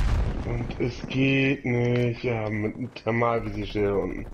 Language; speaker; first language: German; native; German